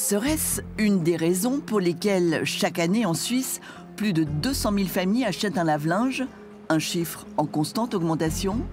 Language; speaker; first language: French; native; French